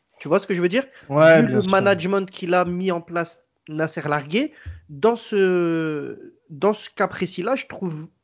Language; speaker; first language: French; native; French